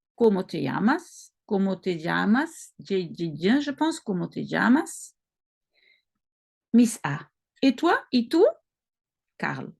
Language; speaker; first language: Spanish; non-native, learner; French